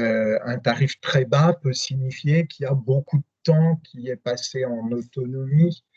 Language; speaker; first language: French; native; French